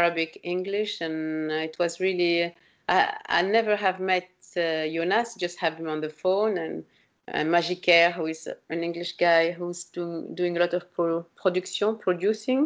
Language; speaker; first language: English; non-native, fluent; French